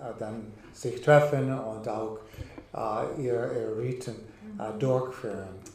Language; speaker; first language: German; non-native, fluent; English